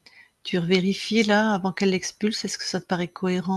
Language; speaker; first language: French; native; French